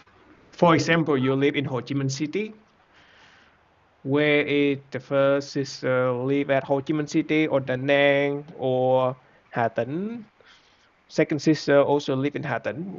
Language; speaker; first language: English; non-native, fluent; Vietnamese